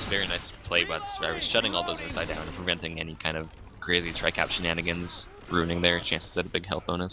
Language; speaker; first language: English; native; English